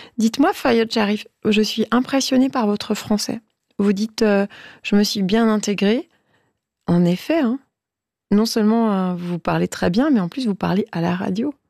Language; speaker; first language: French; native; French